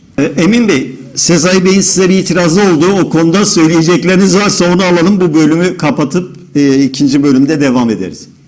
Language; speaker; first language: Turkish; native; Turkish